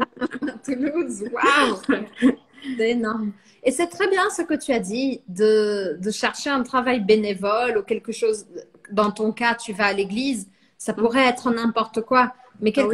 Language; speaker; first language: French; non-native, fluent; Portuguese